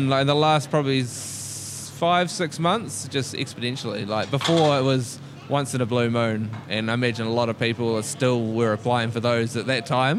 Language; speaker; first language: English; native; English